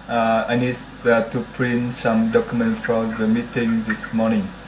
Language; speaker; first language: English; non-native, learner; Vietnamese